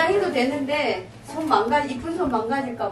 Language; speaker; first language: Korean; native; Korean